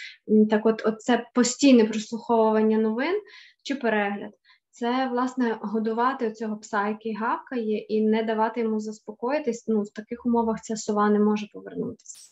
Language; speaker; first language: Ukrainian; native; Ukrainian